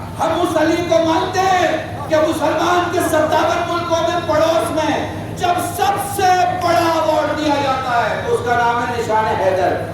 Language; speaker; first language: Urdu; native; Urdu